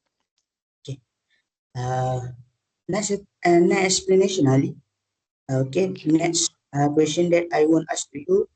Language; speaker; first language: English; non-native, learner; Malay